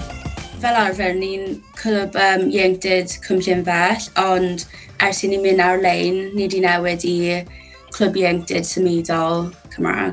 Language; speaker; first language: Welsh; non-native, local second language; English